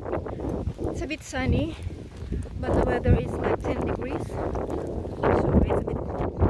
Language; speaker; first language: English; non-native, local second language; Filipino